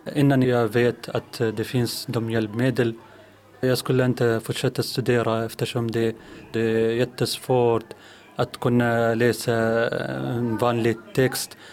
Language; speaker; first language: Swedish; non-native, learner; Arabic